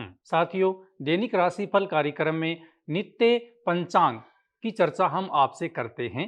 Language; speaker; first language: Hindi; native; Hindi